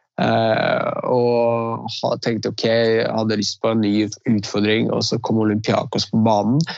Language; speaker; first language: Norwegian; early bilingual, other home language; Riffian